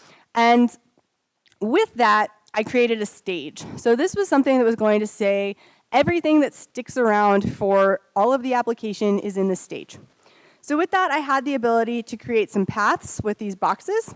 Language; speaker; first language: English; native; English